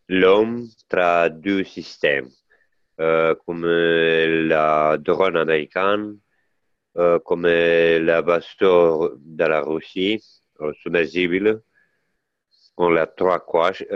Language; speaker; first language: French; non-native, learner; Italian